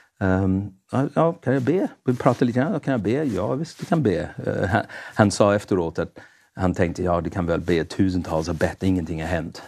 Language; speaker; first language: Swedish; non-native, fluent; English